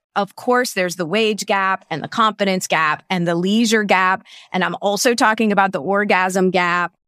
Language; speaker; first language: English; native; English